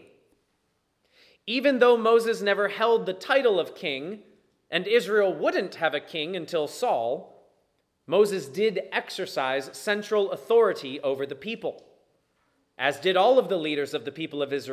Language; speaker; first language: English; native; English